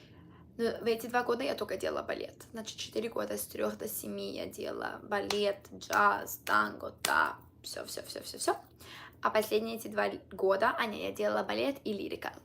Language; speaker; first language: Russian; early bilingual, heritage; Russian